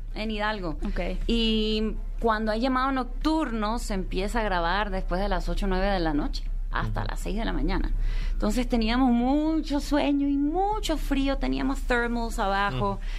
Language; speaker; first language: Spanish; early bilingual, heritage; Spanish